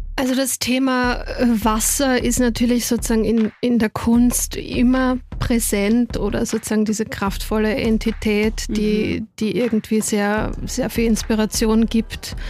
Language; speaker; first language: German; native; German